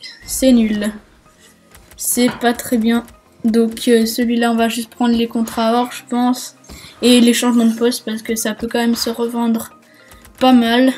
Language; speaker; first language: French; native; French